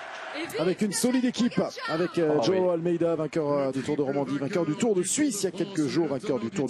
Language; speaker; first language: French; native; French